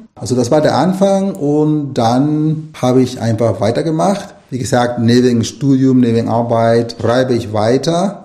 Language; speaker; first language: German; non-native, fluent; Spanish